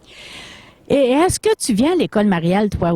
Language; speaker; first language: French; native; French